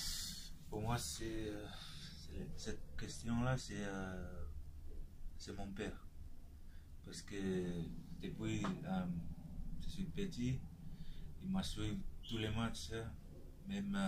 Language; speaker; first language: French; non-native, learner; Tongan